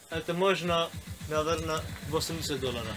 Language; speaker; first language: Russian; non-native, learner; Turkish